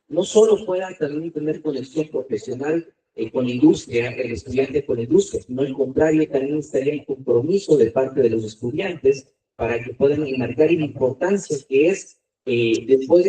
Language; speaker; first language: Spanish; native; Spanish